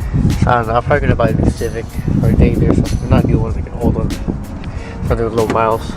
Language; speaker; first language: English; native; English